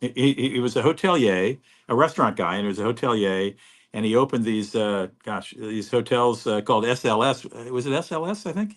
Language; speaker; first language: English; native; English